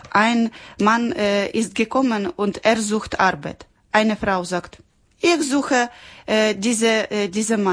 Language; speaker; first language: German; non-native, learner; Ukrainian